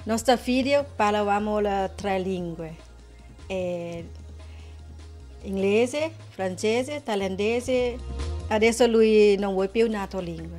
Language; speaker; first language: Italian; non-native, learner; Thai